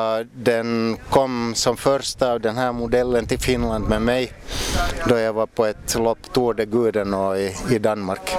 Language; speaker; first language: Swedish; native; Swedish